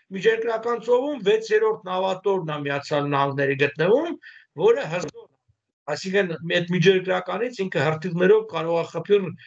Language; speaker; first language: Armenian; native; Armenian